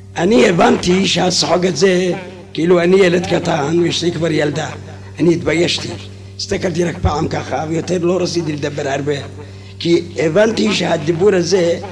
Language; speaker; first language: Hebrew; non-native, fluent; Arabic